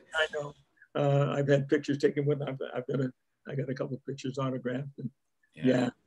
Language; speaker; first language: English; native; English